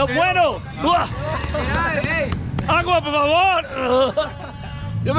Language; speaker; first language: Spanish; non-native, learner; English